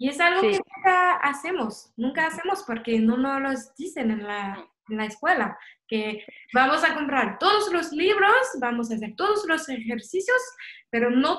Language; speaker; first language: Spanish; non-native, fluent; French